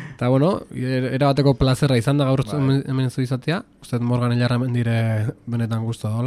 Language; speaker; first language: Basque; native; Basque